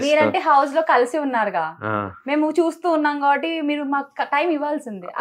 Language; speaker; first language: Telugu; native; Telugu